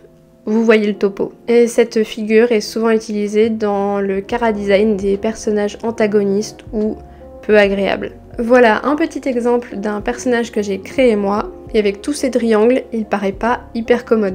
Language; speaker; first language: French; native; French